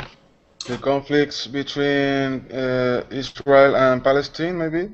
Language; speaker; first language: English; non-native, learner; Spanish